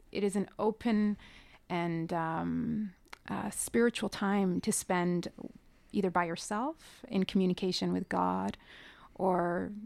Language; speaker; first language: English; early bilingual, other home language; Persian